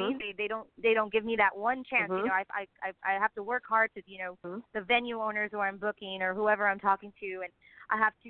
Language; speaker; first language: English; native; English